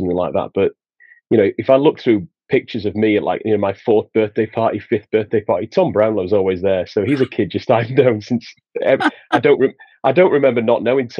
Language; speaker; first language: English; native; English